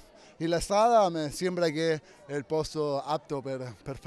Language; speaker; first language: Italian; non-native, fluent; Spanish